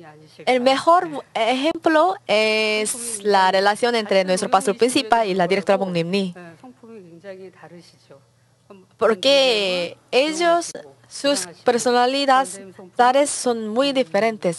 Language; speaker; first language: Spanish; non-native, learner; Korean